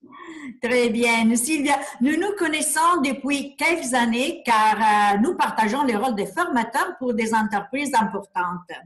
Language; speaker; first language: French; non-native, fluent; Italian